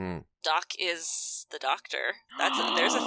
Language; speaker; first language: English; native; English